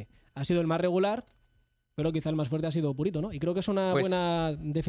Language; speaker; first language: Spanish; native; Spanish